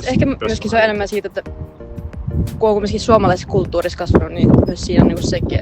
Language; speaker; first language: Finnish; native; Finnish